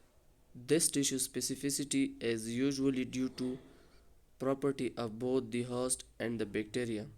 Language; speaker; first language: English; non-native, local second language; Urdu